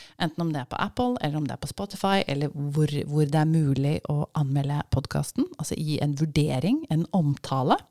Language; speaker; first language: Norwegian; native; Norwegian